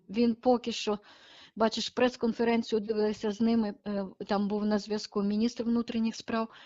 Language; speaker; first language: Ukrainian; native; Ukrainian